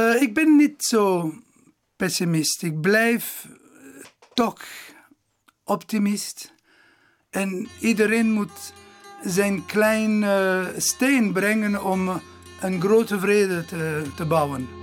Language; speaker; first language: Dutch; non-native, local second language; Italian